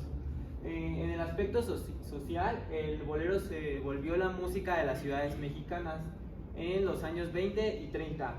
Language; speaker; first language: Spanish; native; Spanish